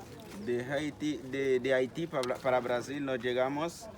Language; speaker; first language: Spanish; non-native, learner; Haitian Creole